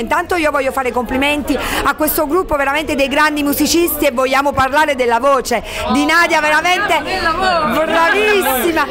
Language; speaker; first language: Italian; native; Italian